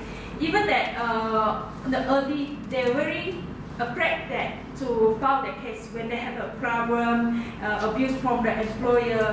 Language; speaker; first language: English; non-native, learner; Indonesian